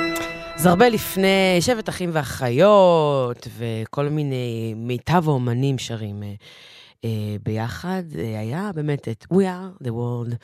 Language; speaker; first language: Hebrew; native; Hebrew